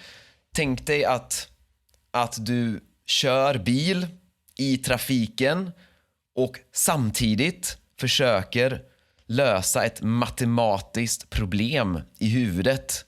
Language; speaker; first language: Swedish; native; Swedish